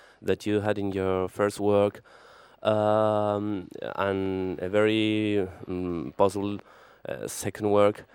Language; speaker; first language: English; non-native, fluent; Spanish